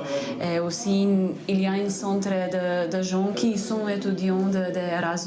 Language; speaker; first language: French; non-native, fluent; Slovenian